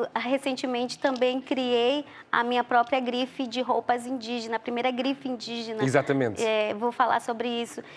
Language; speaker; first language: Portuguese; non-native, local second language; Ticuna